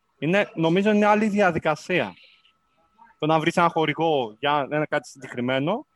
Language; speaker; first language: Greek; native; Greek